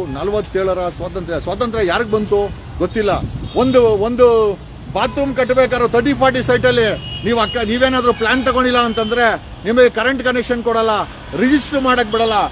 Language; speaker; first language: Kannada; native; Kannada